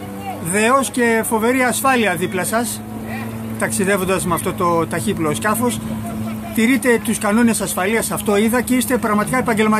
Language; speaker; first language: Greek; native; Greek